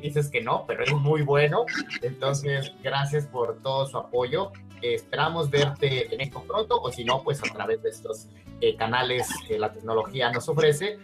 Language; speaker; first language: Spanish; native; Spanish